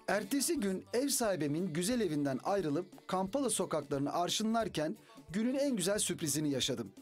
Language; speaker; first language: Turkish; native; Turkish